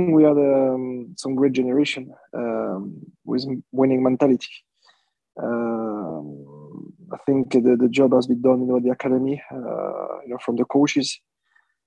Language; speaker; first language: English; non-native, fluent; French